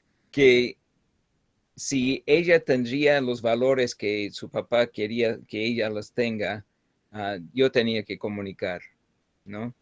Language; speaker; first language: Spanish; non-native, fluent; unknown